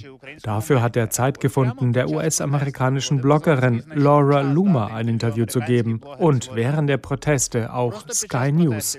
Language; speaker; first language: German; native; German